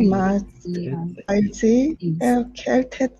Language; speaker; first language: German; non-native, learner; Korean